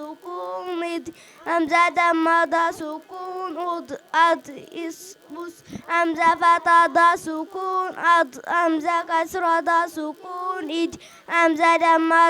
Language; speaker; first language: Arabic; non-native, learner; Oromo